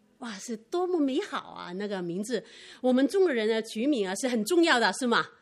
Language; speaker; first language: Chinese; non-native, local second language; Cantonese